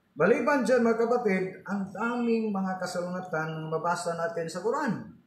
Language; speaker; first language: Filipino; non-native, local second language; Cebuano